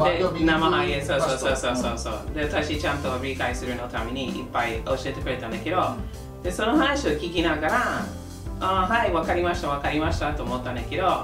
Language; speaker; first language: Japanese; non-native, fluent; English